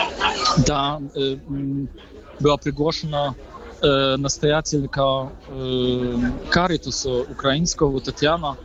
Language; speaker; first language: Russian; non-native, fluent; Polish